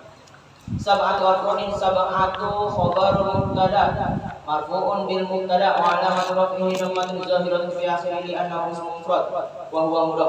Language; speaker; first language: Arabic; non-native, learner; Indonesian